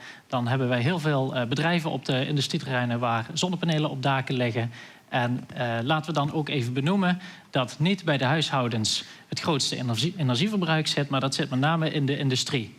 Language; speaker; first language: Dutch; native; Dutch